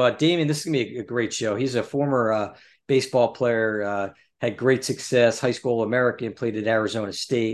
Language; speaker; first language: English; native; English